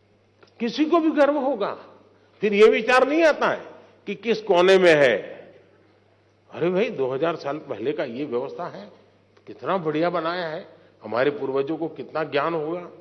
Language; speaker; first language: Hindi; non-native, local second language; Gujarati